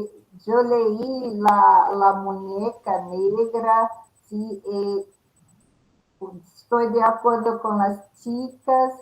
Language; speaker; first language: Spanish; non-native, learner; Portuguese